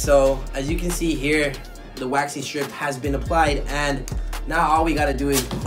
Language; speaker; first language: English; early bilingual, other home language; Spanish